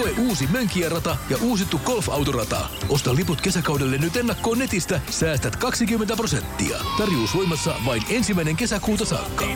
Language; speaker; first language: Finnish; native; Finnish